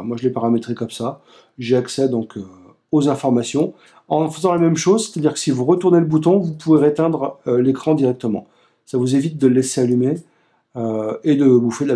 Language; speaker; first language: French; native; French